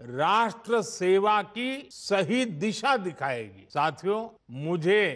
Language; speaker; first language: Hindi; non-native, local second language; Gujarati